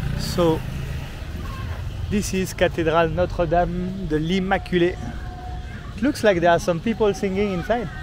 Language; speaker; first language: English; non-native, fluent; French